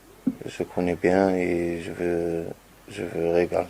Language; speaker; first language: French; non-native, learner; Arabic